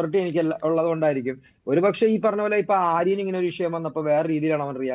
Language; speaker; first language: Malayalam; native; Malayalam